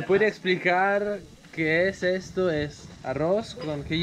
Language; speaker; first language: Spanish; non-native, learner; Italian